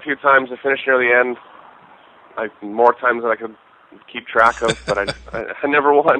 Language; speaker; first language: English; native; English